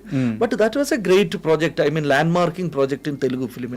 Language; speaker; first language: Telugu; non-native, fluent; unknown